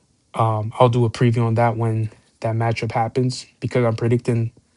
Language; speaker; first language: English; native; English